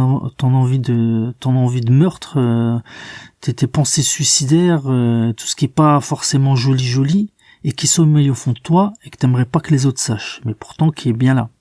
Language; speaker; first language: French; native; French